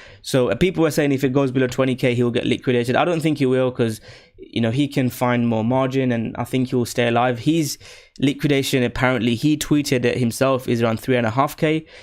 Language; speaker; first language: English; native; English